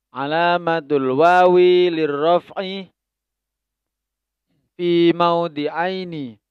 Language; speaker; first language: Arabic; non-native, learner; Indonesian